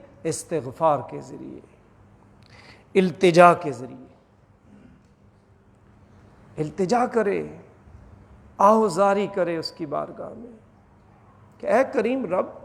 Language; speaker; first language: Urdu; native; Urdu